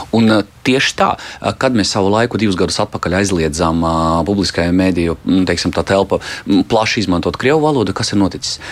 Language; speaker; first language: Latvian; non-native, local second language; Russian